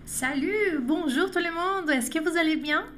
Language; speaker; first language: French; non-native, fluent; Portuguese